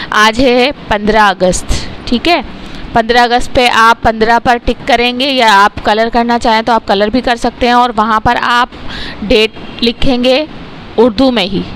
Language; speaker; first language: Urdu; non-native, local second language; Punjabi